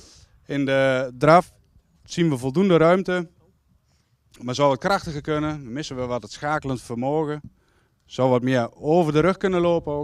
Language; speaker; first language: Dutch; native; Dutch